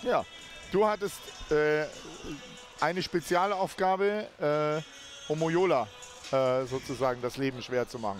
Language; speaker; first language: German; native; German